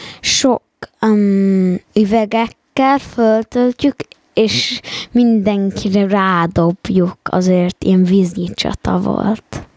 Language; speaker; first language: Hungarian; early bilingual, heritage; Hungarian